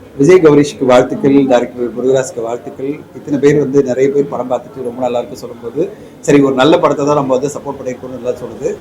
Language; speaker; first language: Tamil; native; Tamil